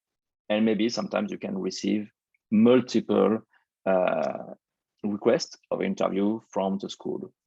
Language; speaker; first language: English; non-native, fluent; French